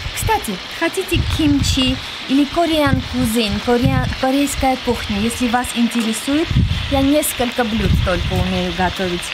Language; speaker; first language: Russian; non-native, local second language; Armenian